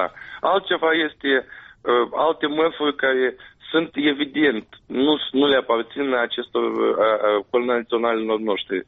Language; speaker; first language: Romanian; native; Romanian